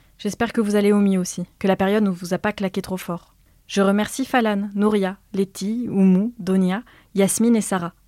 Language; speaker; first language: French; native; French